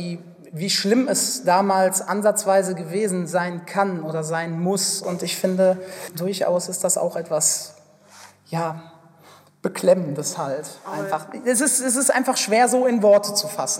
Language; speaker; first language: German; native; German